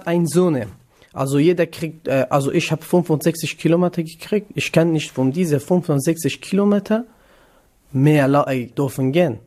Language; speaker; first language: German; non-native, learner; Kurdish